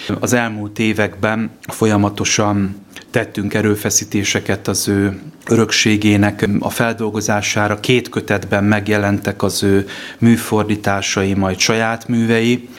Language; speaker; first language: Hungarian; native; Hungarian